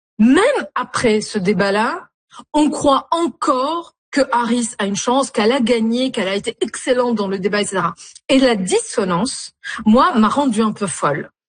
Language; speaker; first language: French; non-native, local second language; Arabic